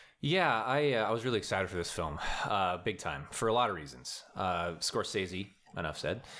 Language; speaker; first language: English; native; English